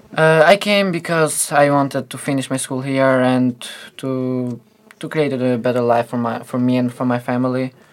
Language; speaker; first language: English; non-native, fluent; Albanian